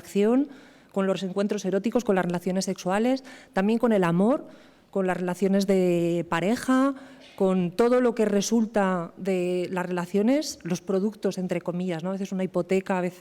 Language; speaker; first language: Spanish; native; Spanish